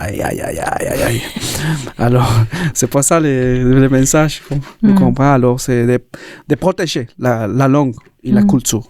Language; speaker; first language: French; non-native, learner; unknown